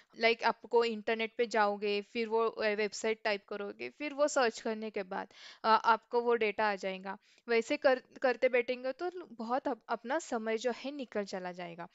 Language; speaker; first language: Hindi; non-native, local second language; Marathi